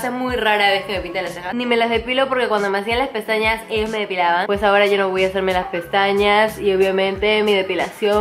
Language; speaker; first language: Spanish; native; Spanish